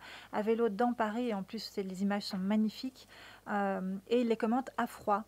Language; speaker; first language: French; native; French